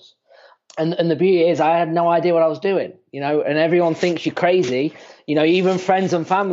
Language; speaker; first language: English; native; English